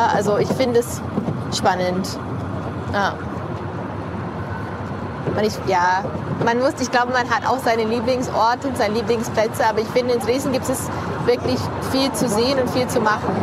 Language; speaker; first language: German; non-native, fluent; English